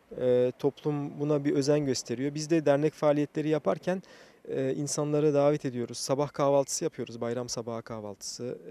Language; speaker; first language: Turkish; early bilingual, other home language; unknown